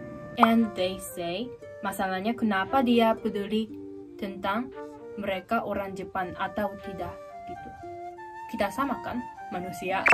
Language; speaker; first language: Indonesian; non-native, fluent; Japanese